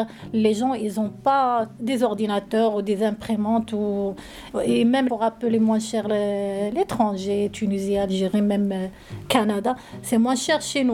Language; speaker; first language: French; non-native, learner; Arabic